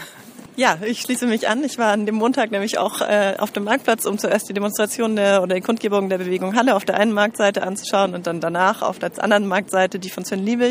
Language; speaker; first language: German; native; German